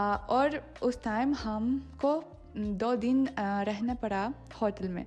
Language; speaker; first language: Hindi; non-native, fluent; Russian